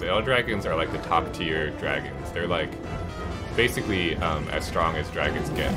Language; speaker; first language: English; native; English